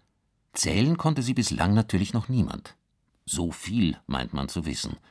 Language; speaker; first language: German; native; German